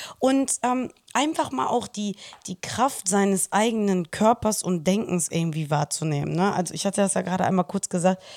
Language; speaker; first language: German; early bilingual, other home language; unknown